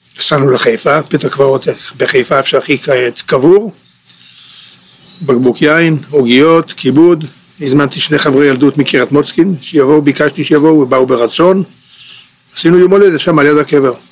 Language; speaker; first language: Hebrew; native; Hebrew